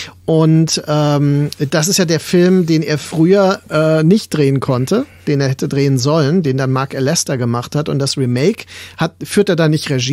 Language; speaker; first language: German; native; German